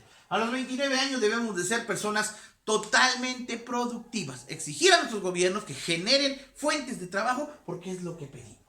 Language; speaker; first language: Spanish; native; Spanish